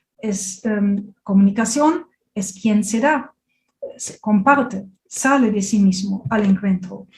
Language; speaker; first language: Spanish; non-native, fluent; German